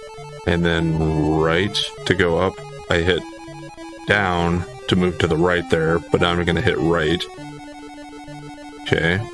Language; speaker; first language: English; native; English